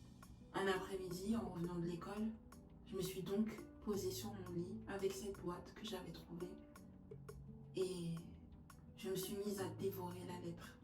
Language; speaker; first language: French; native; French